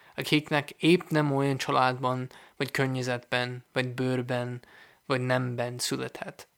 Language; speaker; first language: Hungarian; non-native, fluent; English